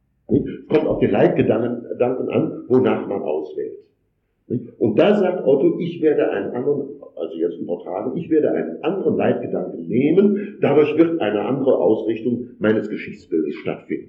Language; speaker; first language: German; native; German